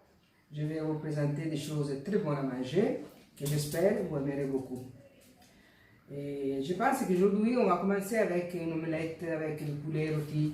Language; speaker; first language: French; non-native, fluent; Italian